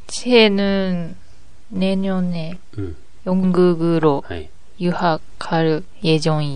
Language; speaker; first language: Korean; non-native, learner; Japanese